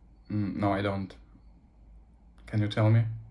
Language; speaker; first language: English; non-native, learner; Russian